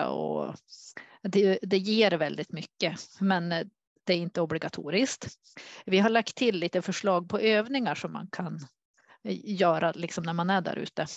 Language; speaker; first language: Swedish; native; Swedish